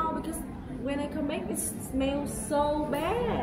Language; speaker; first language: English; non-native, learner; Vietnamese